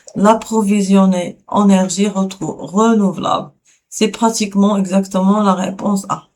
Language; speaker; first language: French; non-native, local second language; Arabic